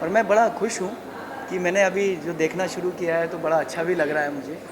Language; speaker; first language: Hindi; native; Hindi